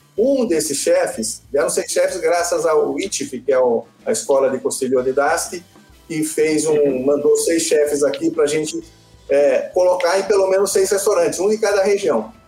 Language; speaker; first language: Portuguese; early bilingual, other home language; Italian